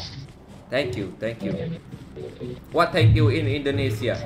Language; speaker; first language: English; non-native, learner; Indonesian